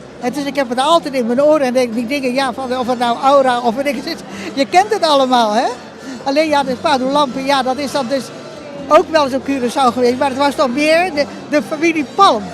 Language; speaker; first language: Dutch; non-native, local second language; Papiamento